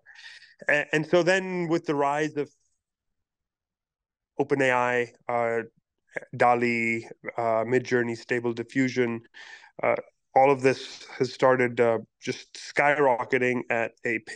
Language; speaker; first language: English; non-native, local second language; Pashto